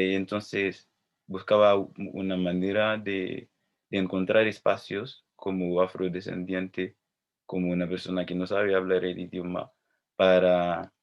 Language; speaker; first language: Spanish; non-native, fluent; Haitian Creole